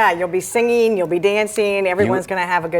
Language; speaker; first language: English; native; English